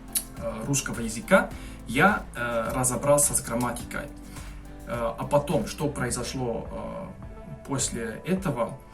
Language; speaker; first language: Russian; non-native, fluent; Hungarian